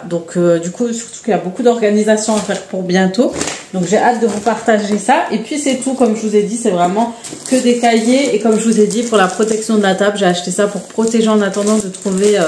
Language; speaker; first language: French; native; French